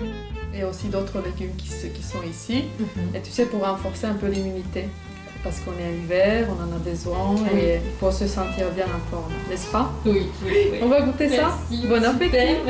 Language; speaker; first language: French; non-native, fluent; Finnish